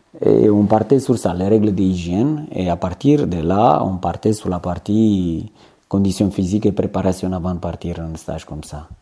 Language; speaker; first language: French; non-native, fluent; Romanian